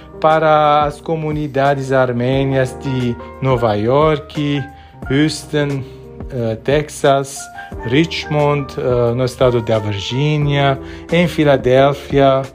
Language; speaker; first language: Portuguese; non-native, fluent; Armenian